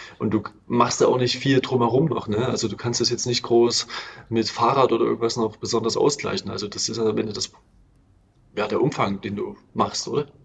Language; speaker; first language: German; native; German